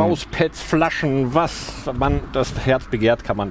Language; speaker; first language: German; native; German